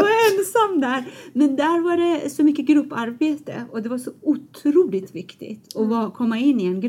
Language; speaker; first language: Swedish; non-native, fluent; Persian